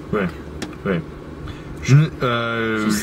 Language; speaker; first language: French; non-native, learner; English